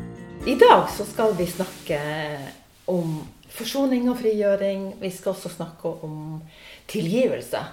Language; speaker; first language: Norwegian; native; Norwegian